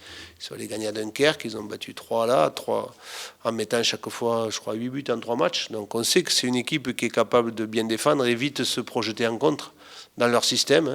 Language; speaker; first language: French; native; French